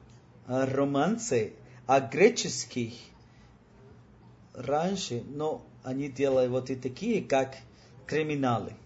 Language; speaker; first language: Russian; non-native, learner; Spanish